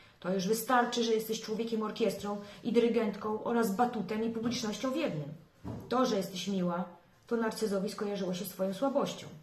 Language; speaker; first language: Polish; native; Polish